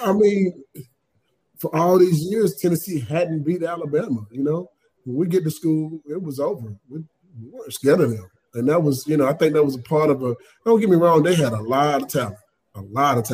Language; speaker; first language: English; native; English